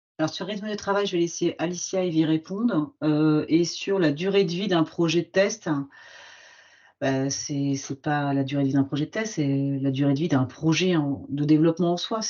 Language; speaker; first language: French; native; French